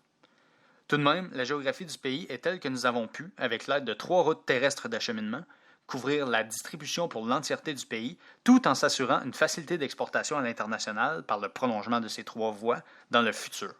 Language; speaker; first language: French; native; French